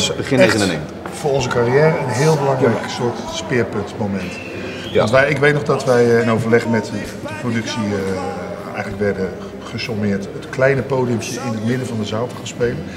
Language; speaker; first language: Dutch; native; Dutch